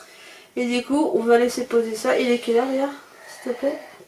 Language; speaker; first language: French; native; French